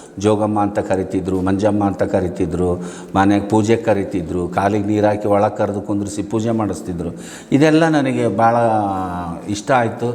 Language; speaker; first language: Kannada; native; Kannada